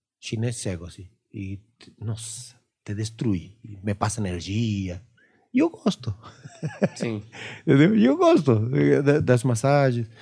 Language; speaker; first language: Portuguese; non-native, fluent; Spanish